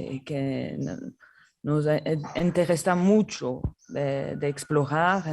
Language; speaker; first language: Spanish; non-native, learner; French